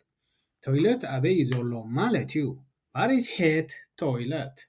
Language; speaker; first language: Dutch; non-native, fluent; Tigrinya